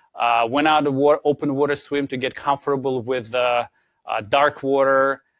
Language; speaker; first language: English; non-native, fluent; Ukrainian